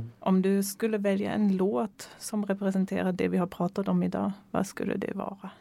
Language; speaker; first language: Swedish; non-native, fluent; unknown